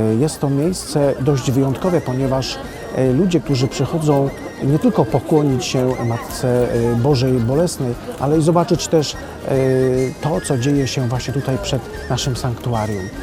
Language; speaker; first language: Polish; native; Polish